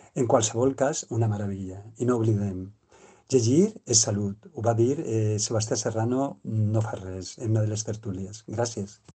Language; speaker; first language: Catalan; non-native, local second language; Spanish